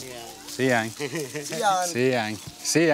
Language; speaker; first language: Indonesian; non-native, learner; English